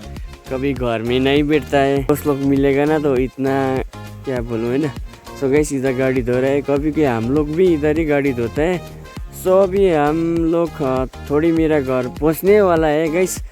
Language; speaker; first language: Hindi; non-native, local second language; Nepali